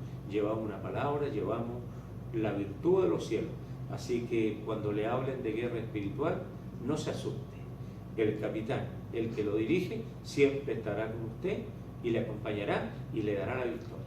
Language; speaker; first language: Spanish; native; Spanish